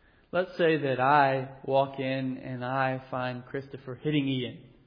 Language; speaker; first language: English; native; English